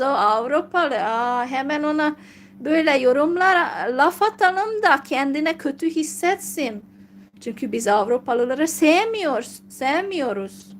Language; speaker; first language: Turkish; non-native, fluent; Hungarian